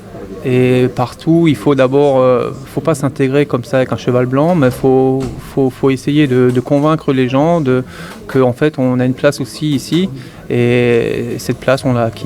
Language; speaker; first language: French; native; French